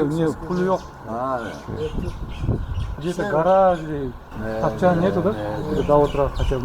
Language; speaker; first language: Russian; non-native, local second language; Kazakh